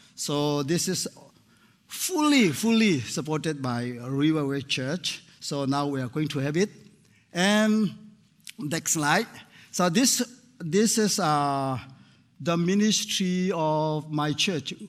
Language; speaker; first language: English; non-native, fluent; Burmese